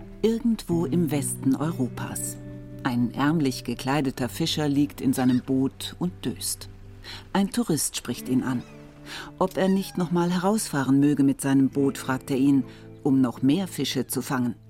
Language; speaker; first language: German; native; German